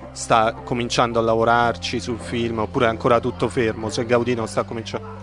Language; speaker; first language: Italian; native; Italian